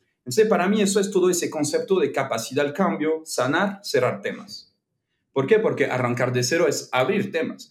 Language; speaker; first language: Spanish; non-native, fluent; French